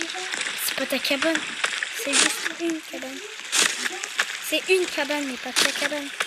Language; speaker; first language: French; native; French